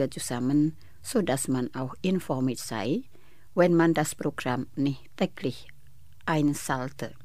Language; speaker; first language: German; non-native, fluent; Indonesian